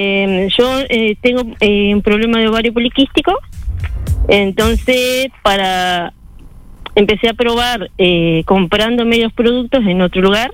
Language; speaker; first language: Spanish; native; Spanish